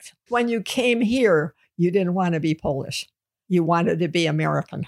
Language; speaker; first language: English; native; English